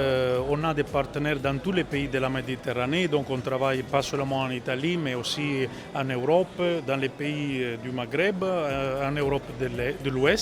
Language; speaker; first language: French; non-native, fluent; Italian